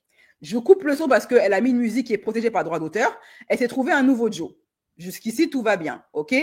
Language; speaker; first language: French; native; French